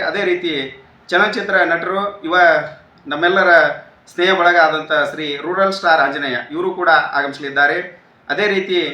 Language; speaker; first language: Kannada; native; Kannada